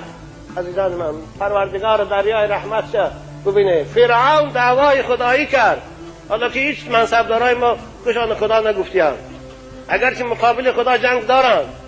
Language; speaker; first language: Persian; native; Persian